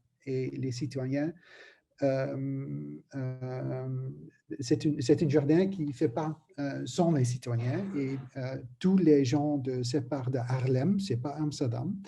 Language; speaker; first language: French; non-native, learner; Dutch